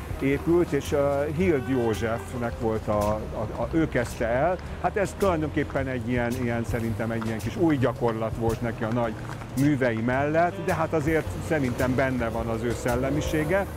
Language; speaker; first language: Hungarian; native; Hungarian